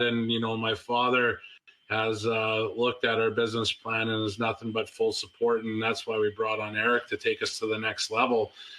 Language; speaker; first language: English; native; English